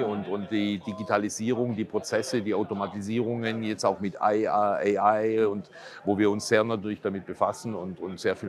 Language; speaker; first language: German; native; German